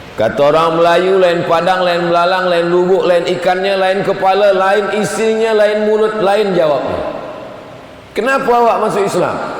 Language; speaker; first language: Malay; native; Malay